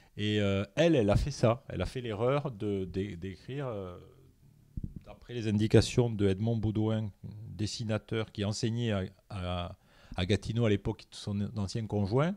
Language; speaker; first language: French; native; French